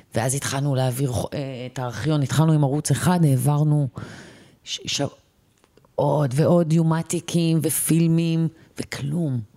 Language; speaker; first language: Hebrew; native; Hebrew